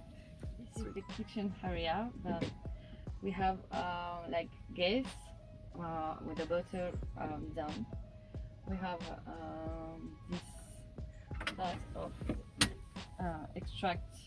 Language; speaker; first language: English; non-native, learner; French